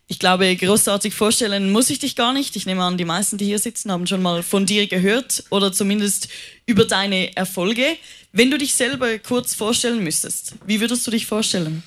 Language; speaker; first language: German; native; German